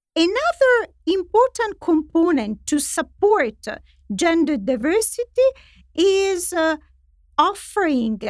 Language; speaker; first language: English; non-native, fluent; Italian